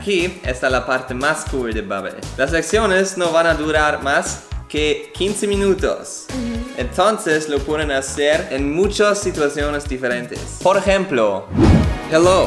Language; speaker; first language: Spanish; non-native, learner; German